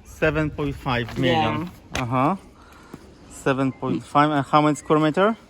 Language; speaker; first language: English; non-native, learner; Polish